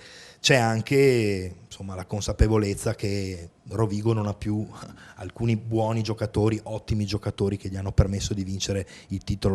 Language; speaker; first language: Italian; native; Italian